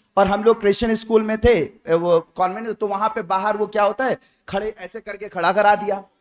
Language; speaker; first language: Hindi; native; Hindi